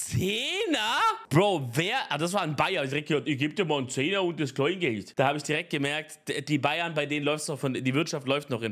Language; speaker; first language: German; native; German